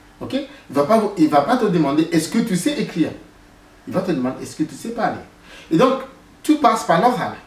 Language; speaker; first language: French; non-native, fluent; English